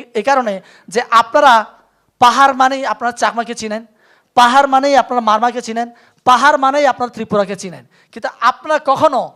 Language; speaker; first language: Bangla; non-native, local second language; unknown